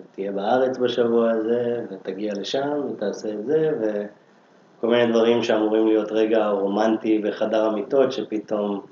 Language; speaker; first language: Hebrew; native; Hebrew